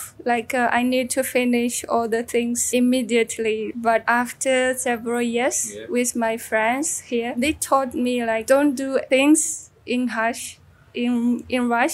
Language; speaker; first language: English; non-native, fluent; Chinese